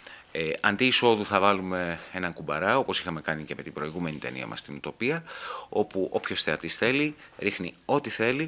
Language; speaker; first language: Greek; native; Greek